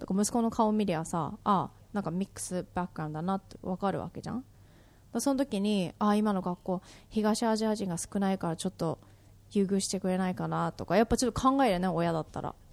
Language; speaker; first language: Japanese; native; Japanese